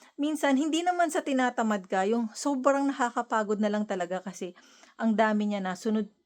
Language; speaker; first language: Filipino; native; Filipino